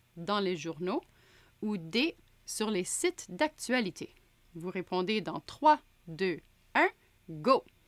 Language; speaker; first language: French; native; French